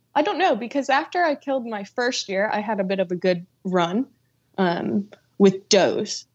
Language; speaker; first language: English; native; English